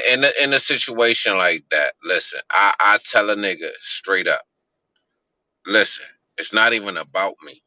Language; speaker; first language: English; native; English